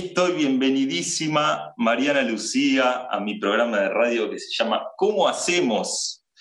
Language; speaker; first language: Spanish; native; Spanish